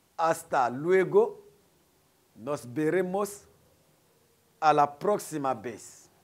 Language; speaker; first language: Spanish; non-native, fluent; French